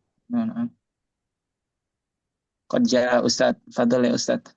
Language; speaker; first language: Arabic; non-native, learner; Indonesian